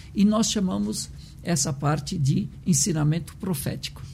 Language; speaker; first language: Portuguese; early bilingual, other home language; Arabic